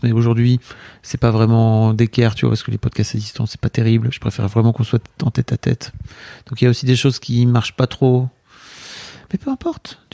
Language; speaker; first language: French; native; French